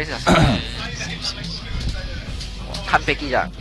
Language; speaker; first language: Japanese; non-native, learner; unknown